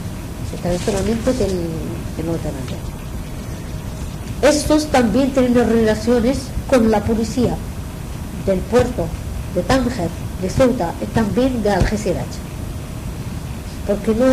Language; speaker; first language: Spanish; non-native, learner; Arabic